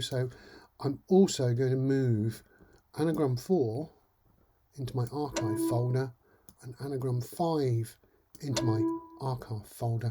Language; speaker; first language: English; native; English